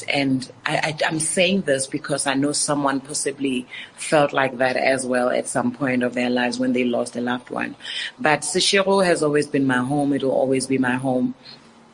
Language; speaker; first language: English; non-native, local second language; Northern Sotho